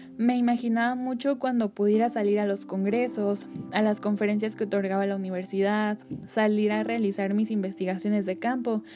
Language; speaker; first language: Spanish; native; Spanish